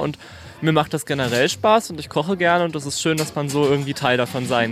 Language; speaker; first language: German; native; German